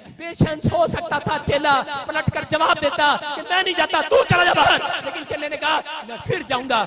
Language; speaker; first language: Hindi; non-native, local second language; Punjabi